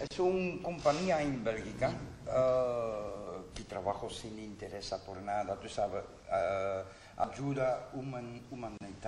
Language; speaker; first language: Spanish; non-native, learner; Dutch